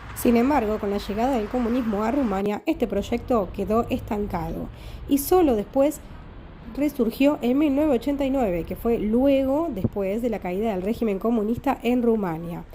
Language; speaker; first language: Spanish; native; Spanish